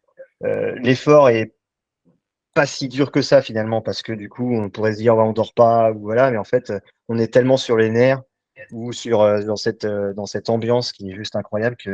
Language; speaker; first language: French; native; French